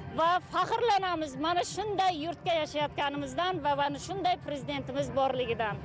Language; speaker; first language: Uzbek; non-native, local second language; Tajik